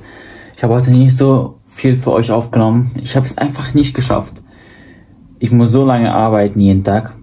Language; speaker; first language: German; early bilingual, other home language; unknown